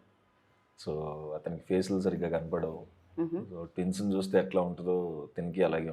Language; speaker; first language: Telugu; native; Telugu